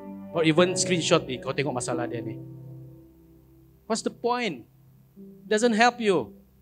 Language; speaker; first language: English; non-native, local second language; Malay